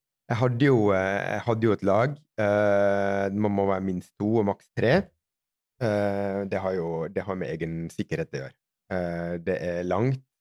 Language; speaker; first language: Norwegian; native; Norwegian